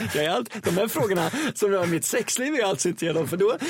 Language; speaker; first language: Swedish; native; Swedish